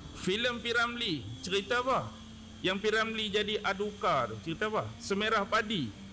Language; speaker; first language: Malay; native; Malay